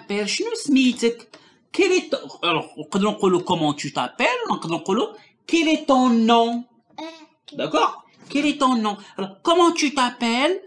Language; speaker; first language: French; non-native, local second language; Arabic